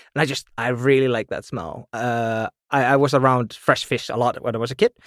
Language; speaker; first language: English; native; English